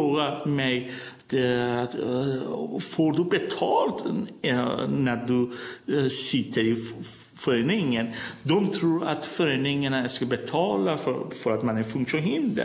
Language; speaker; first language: Swedish; non-native, learner; Persian